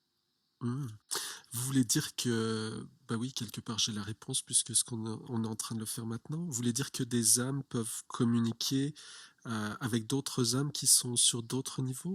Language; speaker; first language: French; native; French